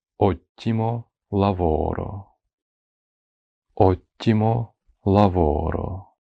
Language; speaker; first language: Italian; non-native, fluent; Ukrainian